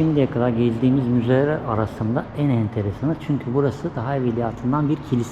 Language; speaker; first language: Turkish; native; Turkish